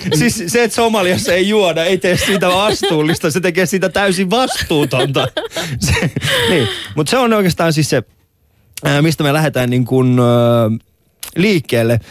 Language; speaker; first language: Finnish; early bilingual, other home language; Persian